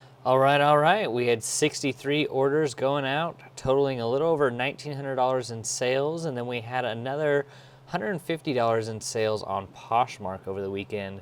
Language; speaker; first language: English; native; English